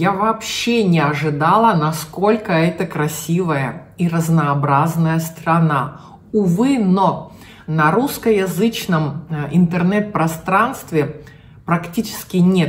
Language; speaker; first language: Russian; native; Russian